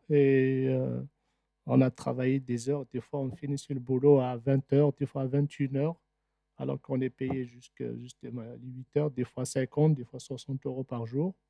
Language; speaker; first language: French; non-native, local second language; Arabic